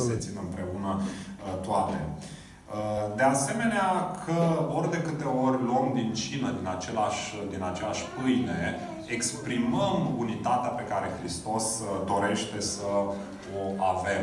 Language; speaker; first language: Romanian; native; Romanian